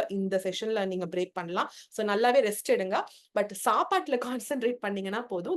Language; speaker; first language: Tamil; native; Tamil